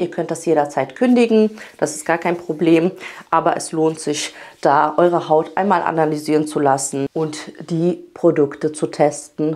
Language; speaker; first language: German; early bilingual, other home language; Polish